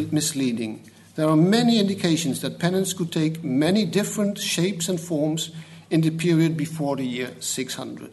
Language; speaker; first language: English; non-native, fluent; Dutch